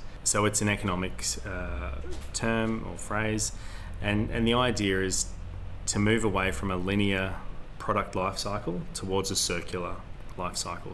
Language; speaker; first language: English; native; English